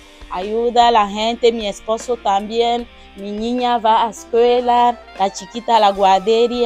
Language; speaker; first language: Spanish; non-native, learner; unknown